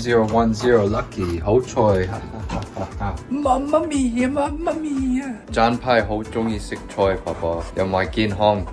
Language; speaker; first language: Cantonese; early bilingual, heritage; Cantonese